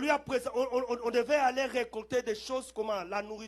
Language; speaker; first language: French; non-native, local second language; Lingala